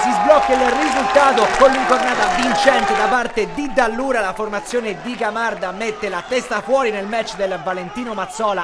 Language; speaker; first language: Italian; native; Italian